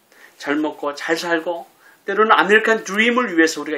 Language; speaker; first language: Korean; native; Korean